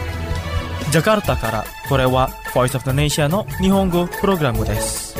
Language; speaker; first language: Japanese; non-native, fluent; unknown